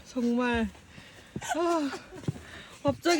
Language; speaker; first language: Korean; native; Korean